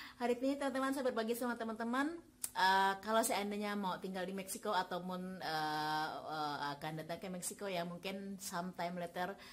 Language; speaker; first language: Indonesian; native; Indonesian